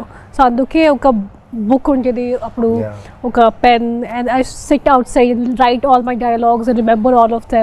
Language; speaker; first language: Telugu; non-native, fluent; Hindi